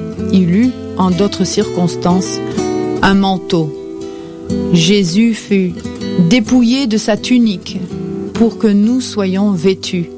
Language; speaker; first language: French; native; French